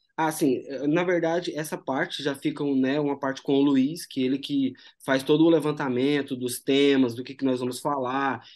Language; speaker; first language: Portuguese; native; Portuguese